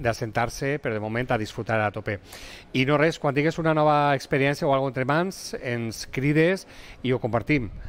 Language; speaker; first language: Catalan; native; Catalan